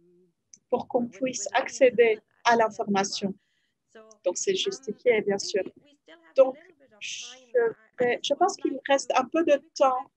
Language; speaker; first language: French; non-native, fluent; Ukrainian